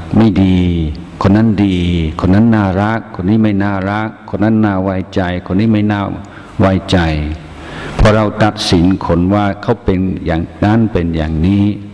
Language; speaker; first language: Thai; non-native, fluent; English